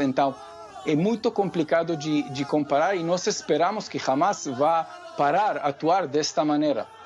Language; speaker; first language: Portuguese; non-native, fluent; Hebrew